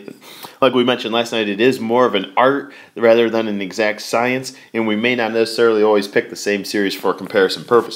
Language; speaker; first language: English; native; English